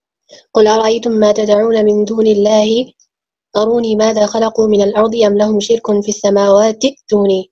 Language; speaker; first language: Arabic; non-native, learner; Urdu